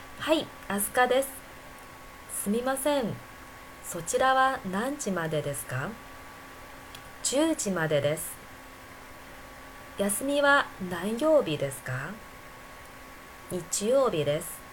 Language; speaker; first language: Japanese; non-native, fluent; Chinese